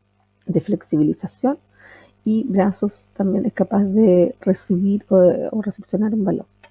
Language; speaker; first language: Spanish; native; Spanish